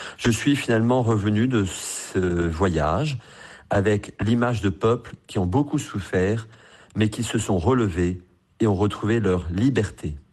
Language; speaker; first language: French; native; French